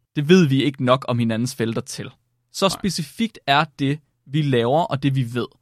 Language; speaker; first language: Danish; native; Danish